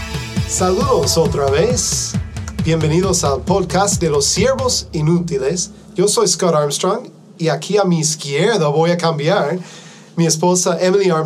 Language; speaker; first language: Spanish; non-native, fluent; English